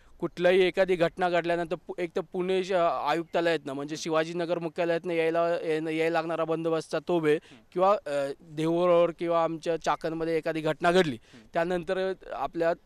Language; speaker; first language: Marathi; native; Marathi